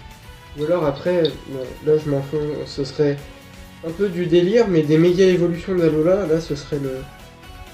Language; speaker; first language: French; native; French